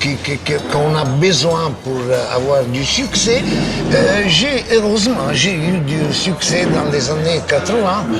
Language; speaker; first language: French; non-native, fluent; Italian